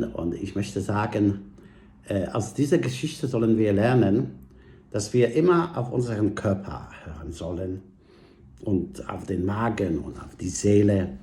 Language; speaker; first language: German; non-native, fluent; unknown